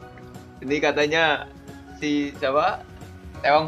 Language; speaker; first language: Indonesian; native; Indonesian